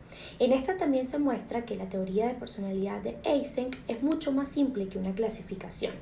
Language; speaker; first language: Spanish; native; Spanish